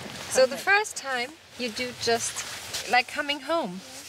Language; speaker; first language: English; non-native, fluent; German